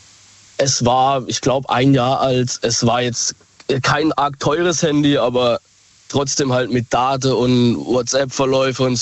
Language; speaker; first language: German; native; German